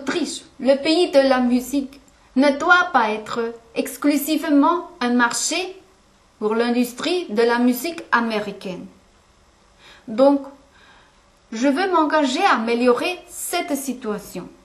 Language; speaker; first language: French; non-native, fluent; German